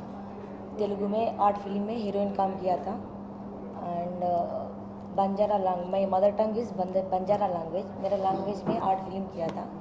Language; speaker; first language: Hindi; non-native, local second language; Lambadi